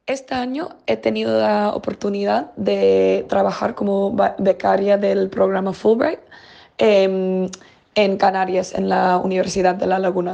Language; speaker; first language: Spanish; non-native, fluent; English